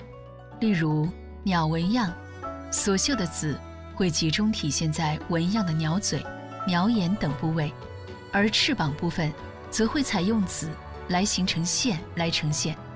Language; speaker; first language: Chinese; native; Chinese